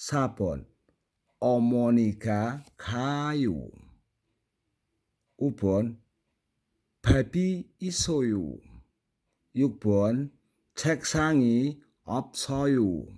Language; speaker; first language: Korean; non-native, fluent; Indonesian